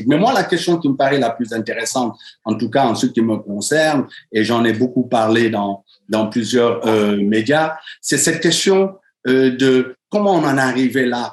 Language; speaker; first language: French; native; French